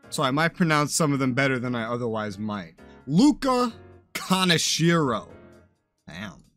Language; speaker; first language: English; native; English